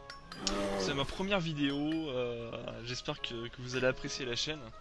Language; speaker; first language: French; native; French